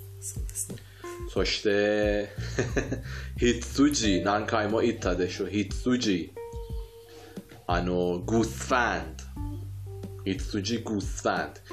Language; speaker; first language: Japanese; non-native, fluent; Persian